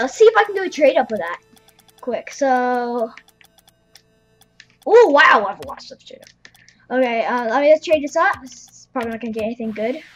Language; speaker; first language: English; native; English